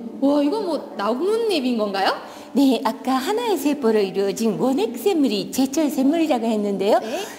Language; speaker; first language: Korean; non-native, fluent; Japanese